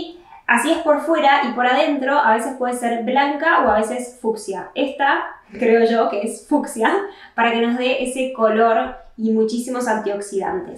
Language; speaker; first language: Spanish; native; Spanish